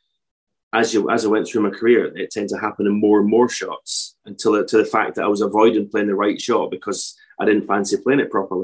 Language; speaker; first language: English; native; English